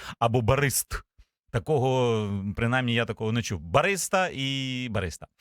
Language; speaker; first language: Ukrainian; native; Ukrainian